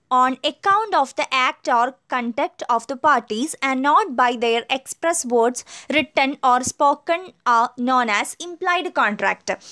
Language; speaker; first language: English; non-native, local second language; Malayalam